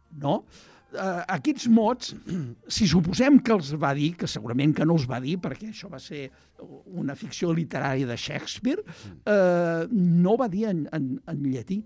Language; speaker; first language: Catalan; native; Catalan